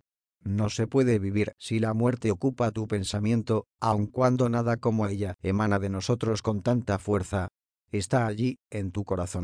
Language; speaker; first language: Spanish; native; Spanish